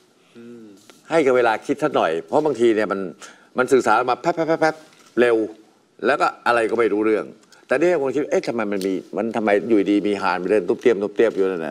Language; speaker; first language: Thai; native; Thai